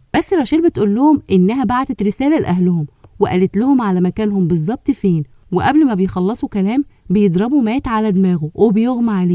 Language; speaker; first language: Arabic; native; Arabic